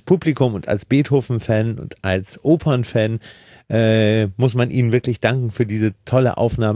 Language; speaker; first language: German; native; German